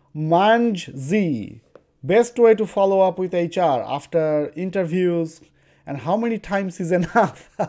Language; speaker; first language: English; non-native, local second language; Bangla